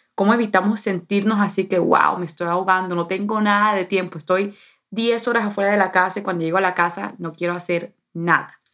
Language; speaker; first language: Spanish; early bilingual, heritage; Spanish